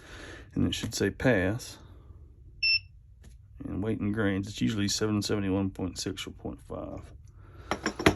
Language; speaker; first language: English; native; English